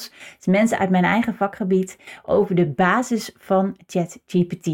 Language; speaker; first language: Dutch; native; Dutch